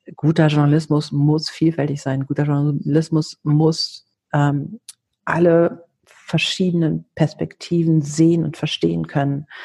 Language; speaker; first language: German; early bilingual, heritage; Greek